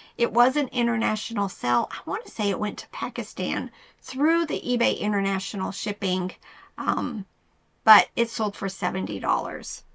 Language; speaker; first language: English; native; English